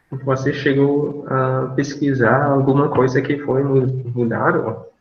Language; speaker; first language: Portuguese; non-native, fluent; English